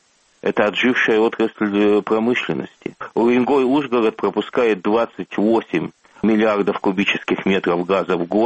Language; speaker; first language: Russian; native; Russian